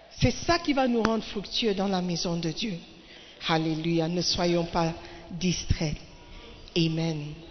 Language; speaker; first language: French; non-native, fluent; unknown